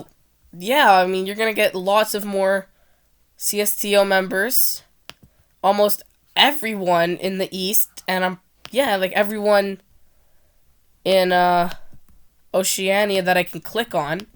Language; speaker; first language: English; non-native, fluent; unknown